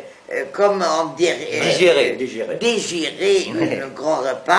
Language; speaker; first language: French; non-native, fluent; German